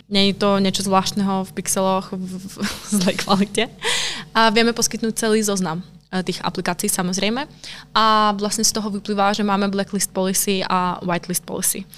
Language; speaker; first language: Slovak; non-native, local second language; Hungarian